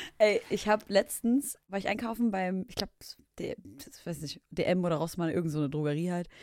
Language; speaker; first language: German; early bilingual, other home language; Arabic